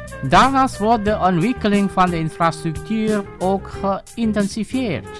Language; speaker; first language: Dutch; non-native, fluent; Indonesian